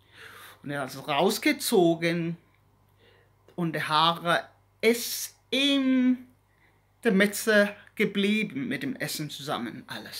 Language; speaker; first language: German; non-native, learner; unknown